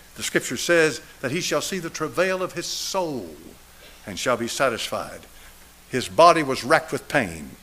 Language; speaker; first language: English; native; English